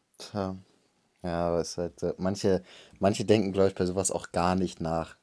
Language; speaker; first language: German; native; German